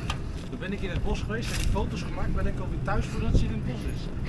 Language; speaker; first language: Dutch; native; Dutch